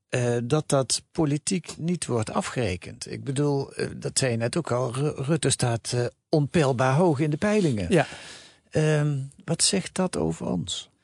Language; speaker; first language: Dutch; native; Dutch